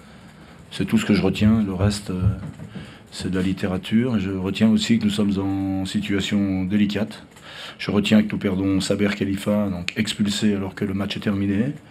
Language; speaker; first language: French; native; French